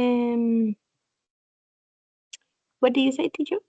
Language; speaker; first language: English; non-native, learner; Spanish